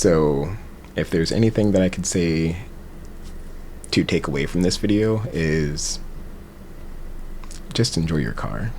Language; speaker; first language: English; native; English